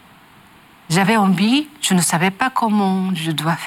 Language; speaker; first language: French; non-native, learner; Japanese